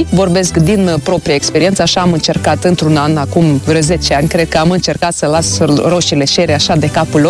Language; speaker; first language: Romanian; native; Romanian